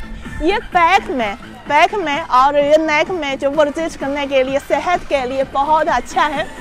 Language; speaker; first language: Hindi; non-native, fluent; Chinese